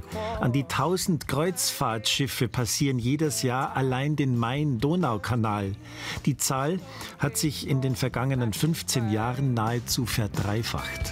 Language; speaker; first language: German; native; German